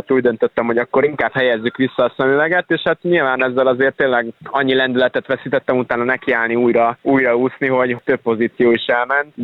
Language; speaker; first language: Hungarian; native; Hungarian